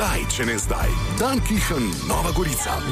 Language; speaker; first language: Slovenian; native; Slovenian